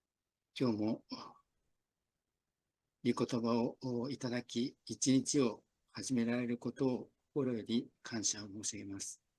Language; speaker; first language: Japanese; native; Japanese